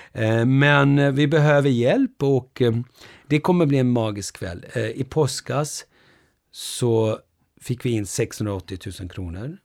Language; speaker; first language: Swedish; early bilingual, other home language; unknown